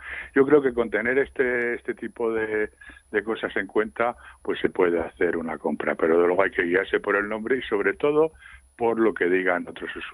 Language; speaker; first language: Spanish; native; Spanish